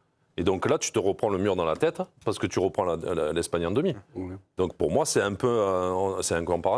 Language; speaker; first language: French; native; French